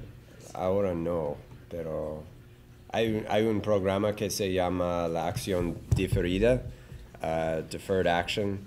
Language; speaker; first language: Spanish; non-native, learner; English